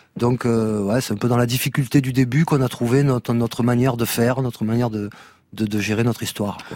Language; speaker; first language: French; native; French